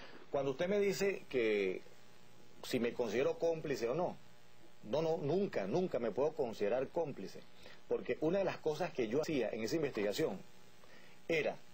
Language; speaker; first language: Spanish; native; Spanish